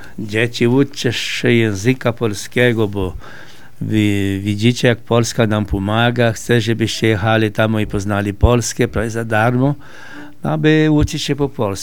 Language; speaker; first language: Polish; early bilingual, heritage; Polish